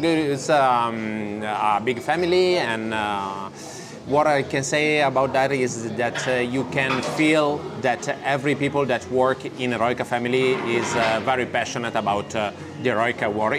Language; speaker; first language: English; non-native, fluent; Italian